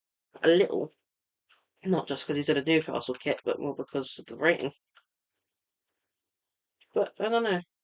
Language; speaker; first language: English; native; English